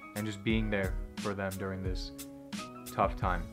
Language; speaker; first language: English; native; English